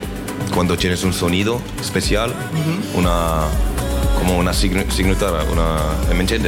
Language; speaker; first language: Spanish; non-native, learner; French